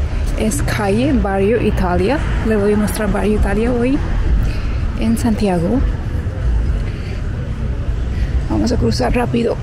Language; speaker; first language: Spanish; non-native, learner; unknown